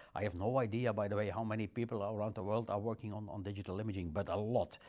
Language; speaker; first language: English; non-native, fluent; Dutch